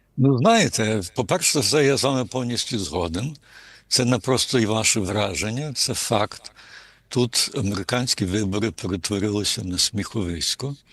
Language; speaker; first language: Ukrainian; early bilingual, heritage; Ukrainian